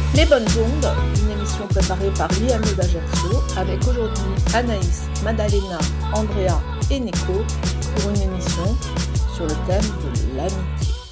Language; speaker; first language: French; native; French